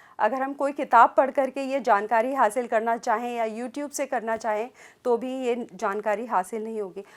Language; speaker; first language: Hindi; native; Hindi